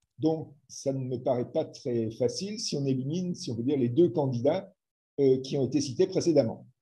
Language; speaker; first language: French; native; French